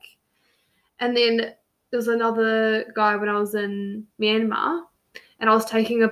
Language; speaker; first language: English; native; English